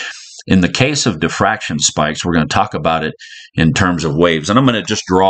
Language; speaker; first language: English; native; English